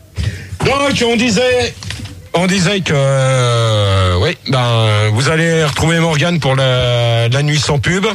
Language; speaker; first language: French; native; French